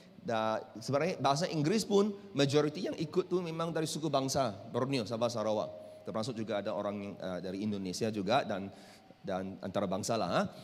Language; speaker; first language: Malay; non-native, local second language; Chinese